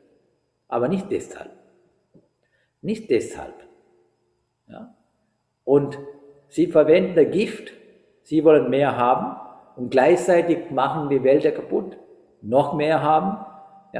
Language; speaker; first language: German; non-native, fluent; Sinhala